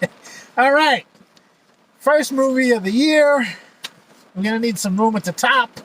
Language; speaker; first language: English; native; English